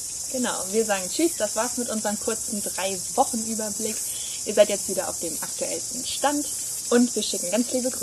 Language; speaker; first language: German; native; German